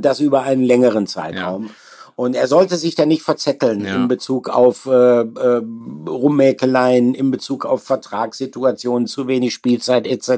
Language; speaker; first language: German; native; German